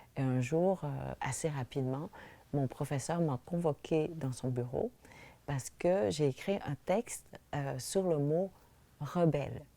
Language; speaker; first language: French; early bilingual, other home language; Vietnamese